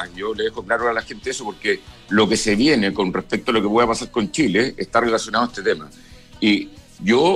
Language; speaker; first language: Spanish; native; Spanish